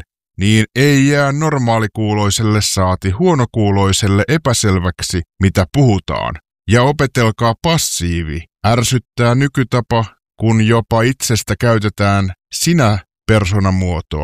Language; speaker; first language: Finnish; native; Finnish